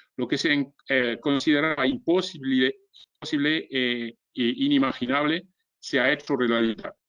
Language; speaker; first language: Spanish; non-native, fluent; French